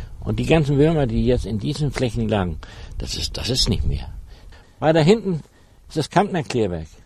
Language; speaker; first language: German; native; German